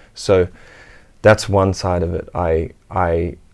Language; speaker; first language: English; native; English